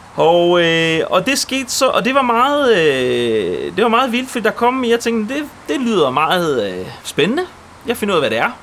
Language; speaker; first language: Danish; early bilingual, other home language; Polish